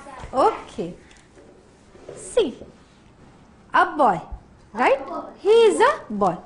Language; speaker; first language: English; non-native, fluent; Gujarati